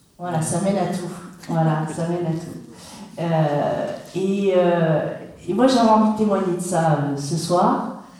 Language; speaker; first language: French; native; French